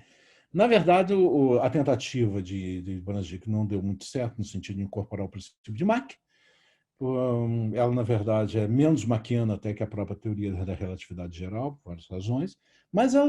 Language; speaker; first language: Portuguese; native; Portuguese